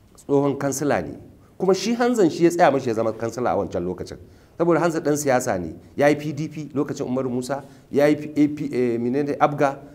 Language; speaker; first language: Hausa; native; Hausa